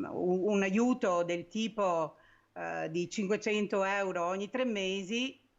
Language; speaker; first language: Italian; native; Italian